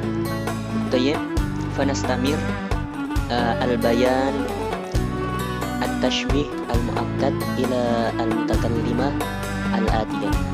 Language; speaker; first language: Arabic; non-native, learner; Indonesian